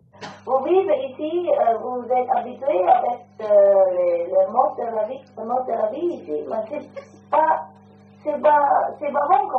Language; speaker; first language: French; non-native, learner; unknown